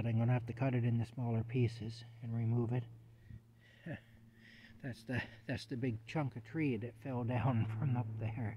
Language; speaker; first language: English; native; English